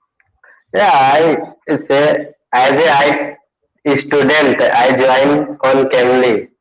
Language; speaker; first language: English; non-native, learner; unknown